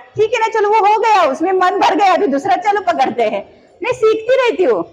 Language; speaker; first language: Hindi; non-native, local second language; Marathi